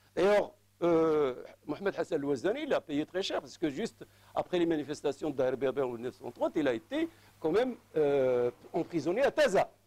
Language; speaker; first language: French; non-native, local second language; Arabic